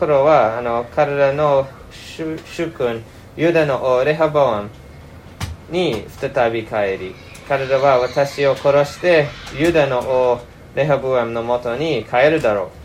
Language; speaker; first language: Japanese; non-native, fluent; English